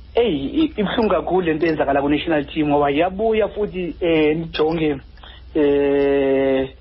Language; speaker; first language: Zulu; native; Zulu